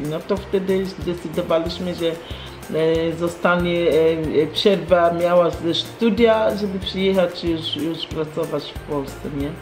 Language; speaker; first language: Polish; non-native, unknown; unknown